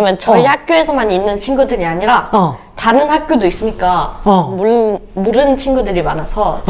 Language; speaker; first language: Korean; early bilingual, other home language; English